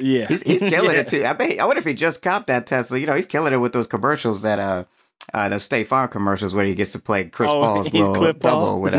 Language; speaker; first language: English; native; English